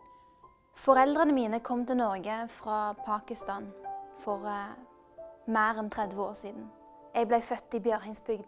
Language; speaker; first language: Norwegian; early bilingual, other home language; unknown